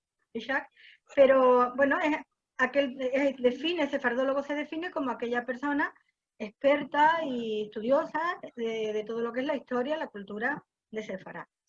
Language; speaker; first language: Spanish; native; Spanish